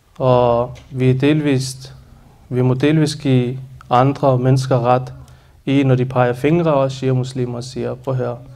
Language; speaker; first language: Danish; early bilingual, other home language; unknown